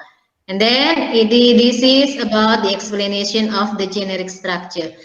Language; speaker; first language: English; non-native, learner; Indonesian